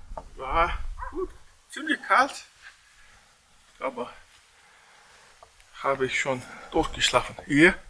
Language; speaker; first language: German; non-native, learner; Mongolian